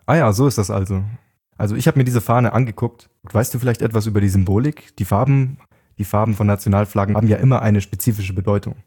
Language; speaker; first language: German; native; German